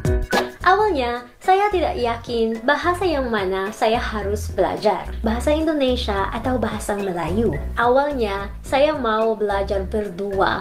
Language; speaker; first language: Indonesian; non-native, learner; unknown